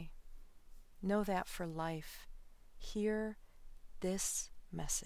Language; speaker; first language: English; native; English